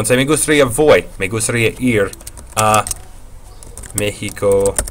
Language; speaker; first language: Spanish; non-native, fluent; English